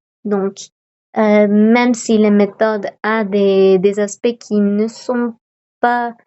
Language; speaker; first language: French; non-native, fluent; Spanish